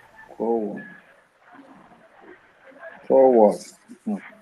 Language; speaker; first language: English; non-native, learner; Spanish